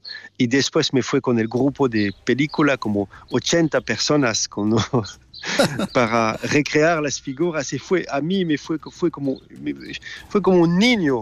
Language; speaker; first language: Spanish; non-native, fluent; French